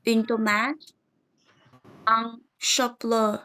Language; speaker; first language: French; non-native, learner; Vietnamese